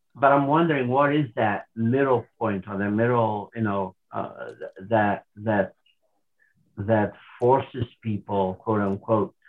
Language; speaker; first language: English; non-native, fluent; Portuguese